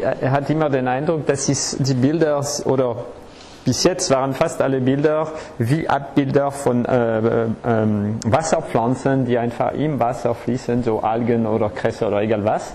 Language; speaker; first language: German; non-native, fluent; French